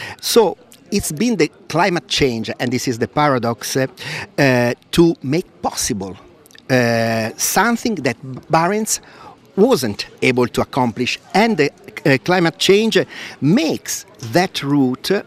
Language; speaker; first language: English; non-native, fluent; Italian